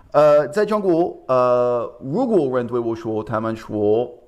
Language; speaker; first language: Chinese; non-native, learner; English